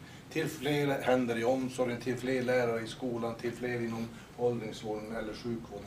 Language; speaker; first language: Swedish; native; Swedish